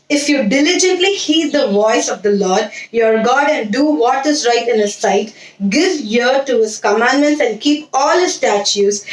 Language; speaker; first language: English; non-native, local second language; Tamil